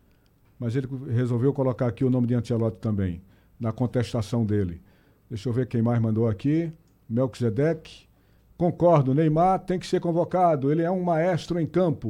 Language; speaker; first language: Portuguese; native; Portuguese